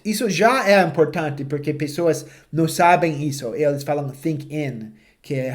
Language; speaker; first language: Portuguese; non-native, fluent; English